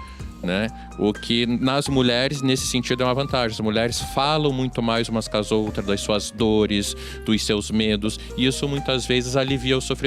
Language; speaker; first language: Portuguese; native; Portuguese